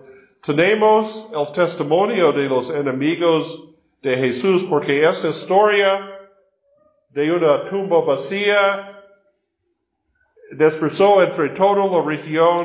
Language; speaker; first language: Spanish; non-native, learner; English